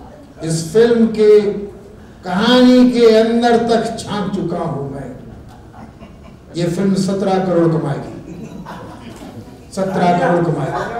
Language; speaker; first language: Hindi; native; Hindi